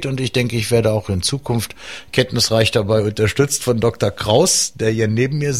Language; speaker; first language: German; native; German